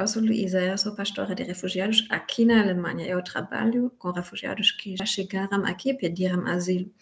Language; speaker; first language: Portuguese; non-native, fluent; German